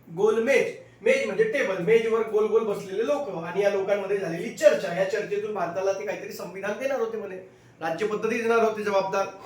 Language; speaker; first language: Marathi; non-native, local second language; Hindi